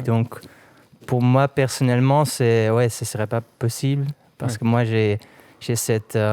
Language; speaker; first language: French; non-native, local second language; Dutch